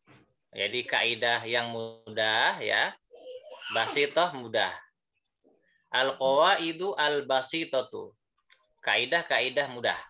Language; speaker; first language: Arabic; non-native, fluent; Indonesian